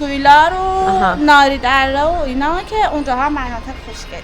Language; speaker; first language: Persian; native; Persian